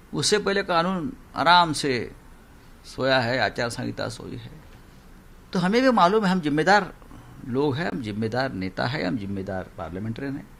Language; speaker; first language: Hindi; non-native, local second language; Marathi